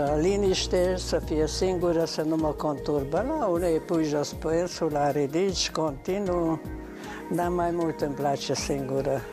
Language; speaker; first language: Romanian; non-native, local second language; Hungarian